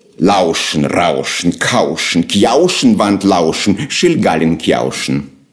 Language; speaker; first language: German; non-native, fluent; Russian